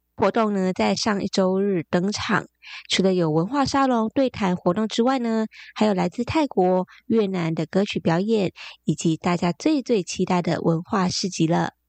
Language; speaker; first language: Chinese; native; Chinese